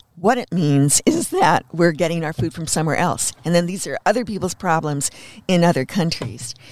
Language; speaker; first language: English; native; English